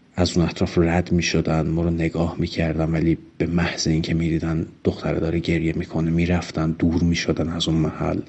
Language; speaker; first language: Persian; native; Persian